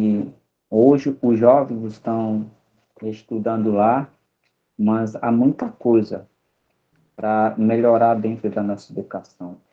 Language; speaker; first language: Portuguese; non-native, local second language; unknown